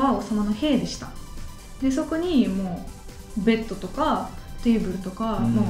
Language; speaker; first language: Japanese; non-native, fluent; Russian